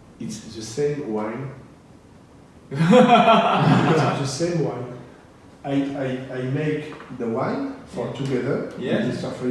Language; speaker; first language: English; non-native, learner; French